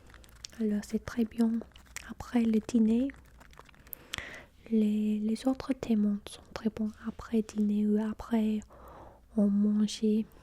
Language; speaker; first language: French; non-native, fluent; English